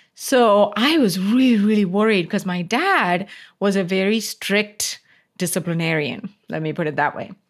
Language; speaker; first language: English; non-native, local second language; Tamil